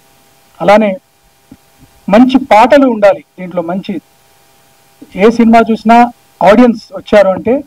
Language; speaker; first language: Telugu; native; Telugu